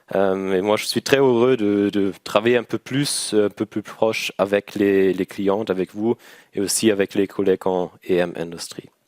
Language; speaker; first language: French; non-native, learner; German